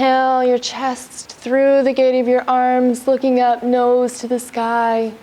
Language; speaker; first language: English; native; English